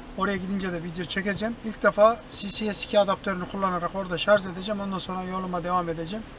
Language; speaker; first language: Turkish; native; Turkish